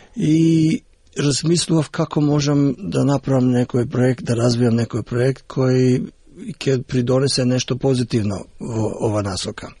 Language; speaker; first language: Macedonian; early bilingual, heritage; Macedonian